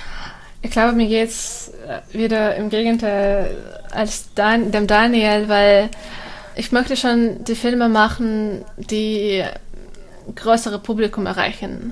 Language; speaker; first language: German; non-native, fluent; Russian